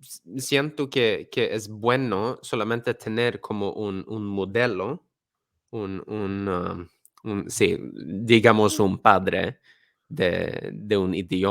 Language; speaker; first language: Spanish; non-native, fluent; Swedish